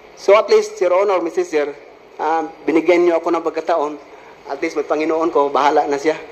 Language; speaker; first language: Filipino; non-native, local second language; Cebuano